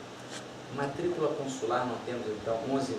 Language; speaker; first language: Portuguese; native; Portuguese